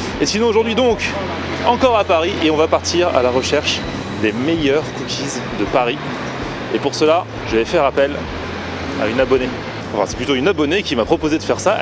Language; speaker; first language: French; native; French